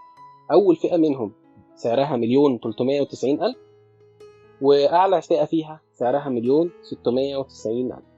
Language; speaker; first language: Arabic; native; Arabic